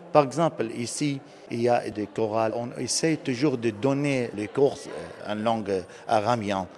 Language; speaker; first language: French; non-native, learner; Aramaic